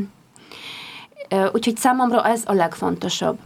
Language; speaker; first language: Hungarian; non-native, fluent; Polish